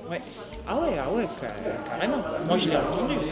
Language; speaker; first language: French; native; French